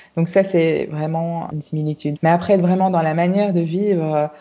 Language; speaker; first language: French; native; French